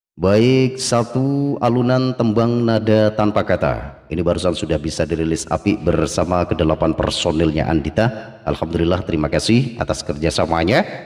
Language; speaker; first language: Indonesian; non-native, local second language; Madurese